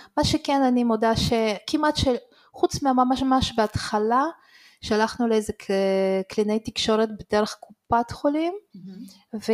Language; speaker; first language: Hebrew; early bilingual, other home language; Russian